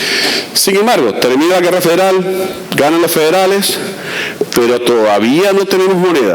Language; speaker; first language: Spanish; native; Spanish